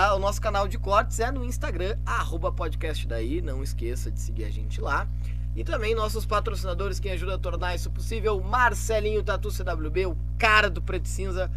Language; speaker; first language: Portuguese; native; Portuguese